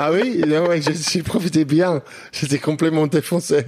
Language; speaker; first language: French; non-native, fluent; English